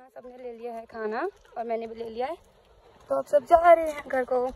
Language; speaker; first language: Hindi; native; Hindi